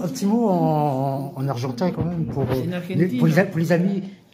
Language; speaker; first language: French; native; French